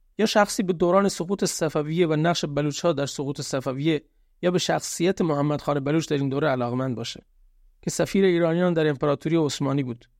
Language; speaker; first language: Persian; non-native, local second language; Baluchi